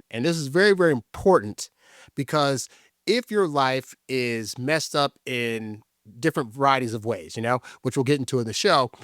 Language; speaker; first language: English; native; English